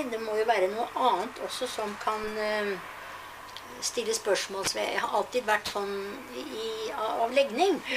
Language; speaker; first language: Norwegian; native; Norwegian